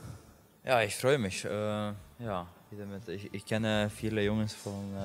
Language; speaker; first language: German; non-native, learner; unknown